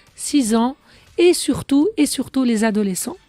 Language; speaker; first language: French; non-native, local second language; Arabic